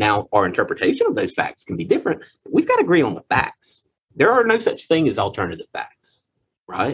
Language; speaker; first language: English; native; English